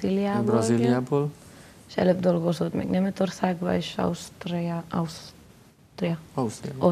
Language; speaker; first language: Hungarian; non-native, learner; Spanish